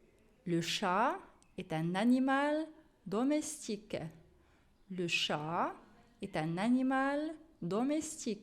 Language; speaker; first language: French; non-native, local second language; Arabic